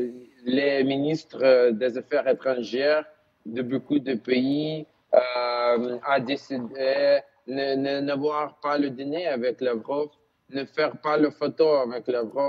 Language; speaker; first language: French; non-native, learner; Ukrainian